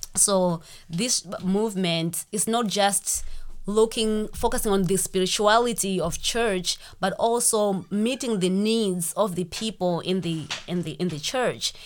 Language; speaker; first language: English; non-native, local second language; Shona